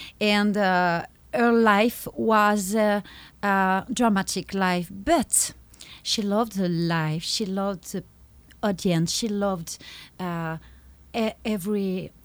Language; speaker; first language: English; non-native, learner; French